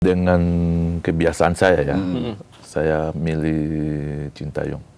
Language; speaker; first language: Indonesian; non-native, fluent; French